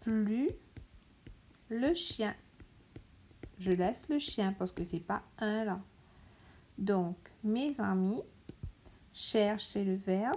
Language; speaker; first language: French; non-native, local second language; Morisyen